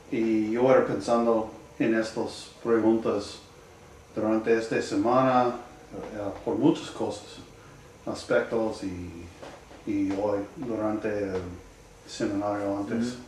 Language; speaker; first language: Spanish; non-native, learner; English